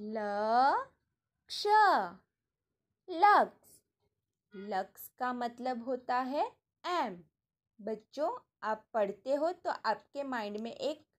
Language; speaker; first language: Hindi; non-native, local second language; Gujarati